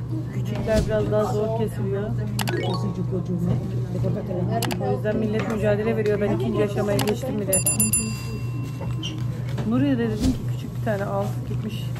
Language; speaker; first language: Turkish; native; Turkish